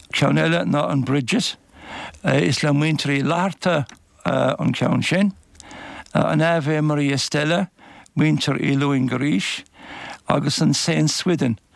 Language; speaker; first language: Irish; native; Irish